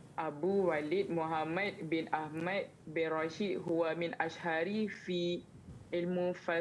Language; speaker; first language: Arabic; non-native, learner; Malay